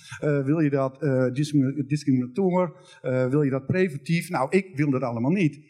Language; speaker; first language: Dutch; native; Dutch